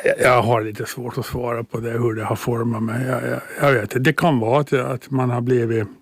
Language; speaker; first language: Swedish; native; Swedish